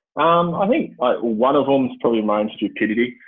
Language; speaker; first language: English; native; English